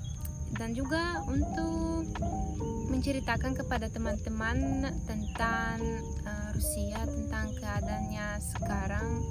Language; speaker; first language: Indonesian; non-native, fluent; Russian